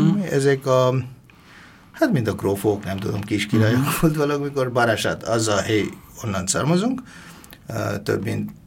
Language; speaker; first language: Hungarian; non-native, fluent; Bangla